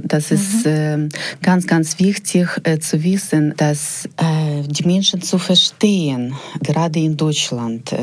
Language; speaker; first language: German; non-native, fluent; Ukrainian